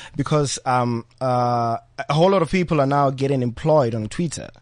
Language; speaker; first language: English; non-native, local second language; Venda